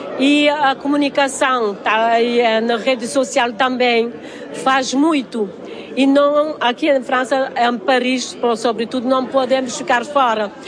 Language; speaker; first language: Portuguese; non-native, local second language; Kabuverdianu